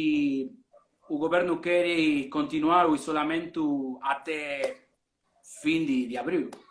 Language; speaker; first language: Portuguese; non-native, learner; Spanish